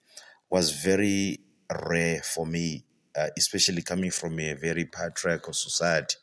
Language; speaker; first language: English; non-native, local second language; Shona